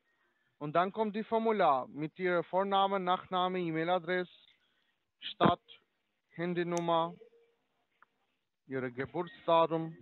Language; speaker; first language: German; non-native, learner; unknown